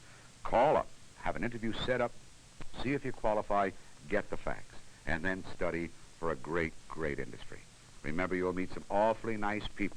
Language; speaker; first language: English; native; English